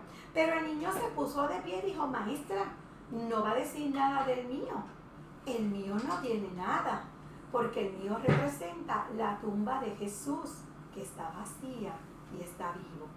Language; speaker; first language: Spanish; native; Spanish